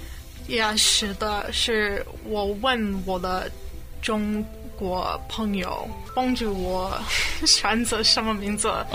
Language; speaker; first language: Chinese; non-native, learner; English